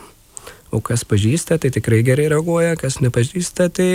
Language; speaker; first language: Lithuanian; non-native, fluent; Urdu